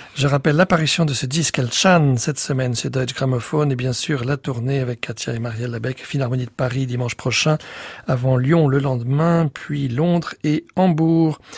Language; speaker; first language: French; native; French